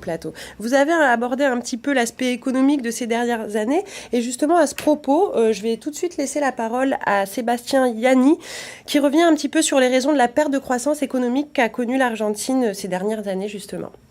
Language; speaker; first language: French; native; French